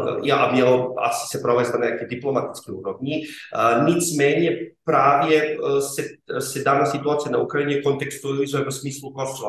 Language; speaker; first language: Czech; non-native, fluent; Serbian